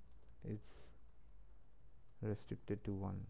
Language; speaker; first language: English; non-native, local second language; Marathi